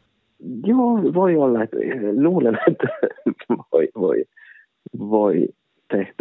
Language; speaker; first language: Finnish; non-native, local second language; Swedish